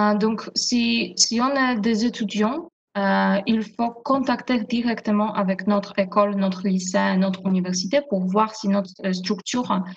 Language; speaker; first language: French; non-native, fluent; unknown